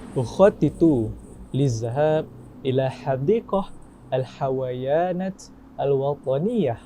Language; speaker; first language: Arabic; non-native, learner; Malay